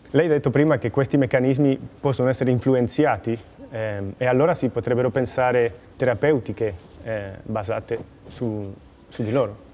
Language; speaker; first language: Italian; non-native, fluent; Spanish